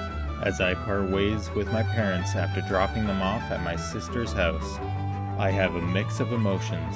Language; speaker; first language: English; native; English